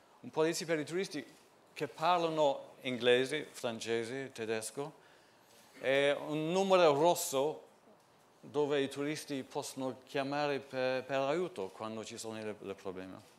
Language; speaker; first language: Italian; non-native, fluent; English